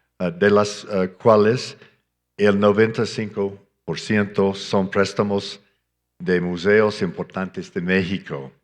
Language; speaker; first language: Spanish; non-native, fluent; English